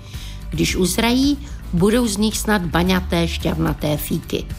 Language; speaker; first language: Czech; native; Czech